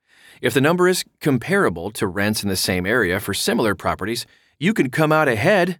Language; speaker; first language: English; native; English